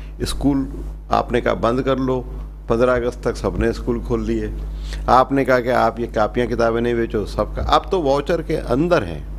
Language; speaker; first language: Urdu; native; Urdu